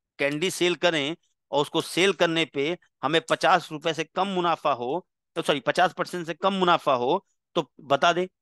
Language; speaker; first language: Hindi; non-native, local second language; Gujarati